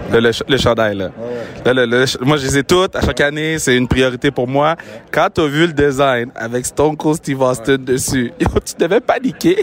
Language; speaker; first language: French; native; French